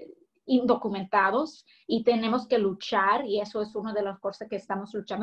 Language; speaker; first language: Spanish; early bilingual, heritage; English